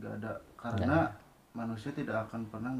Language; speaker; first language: Indonesian; non-native, local second language; Sundanese